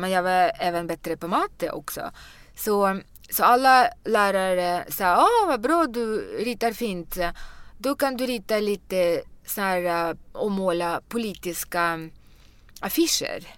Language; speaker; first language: Swedish; non-native, fluent; Russian